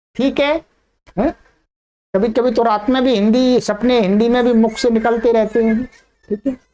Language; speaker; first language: Hindi; native; Hindi